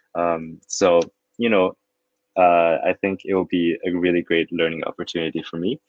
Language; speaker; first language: English; non-native, fluent; Thai